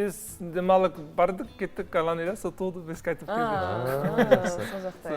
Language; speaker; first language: Kazakh; non-native, learner; Dutch